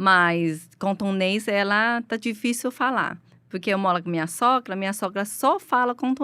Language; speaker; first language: Portuguese; non-native, learner; Chinese